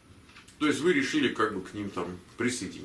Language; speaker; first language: Russian; native; Russian